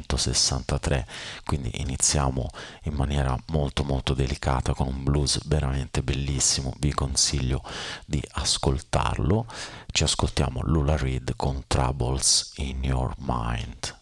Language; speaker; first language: Italian; native; Italian